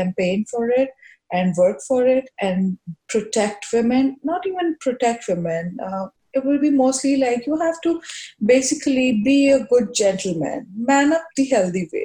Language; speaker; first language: English; non-native, local second language; Hindi